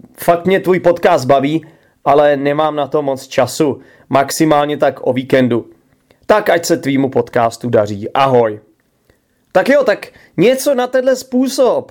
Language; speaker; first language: Czech; native; Czech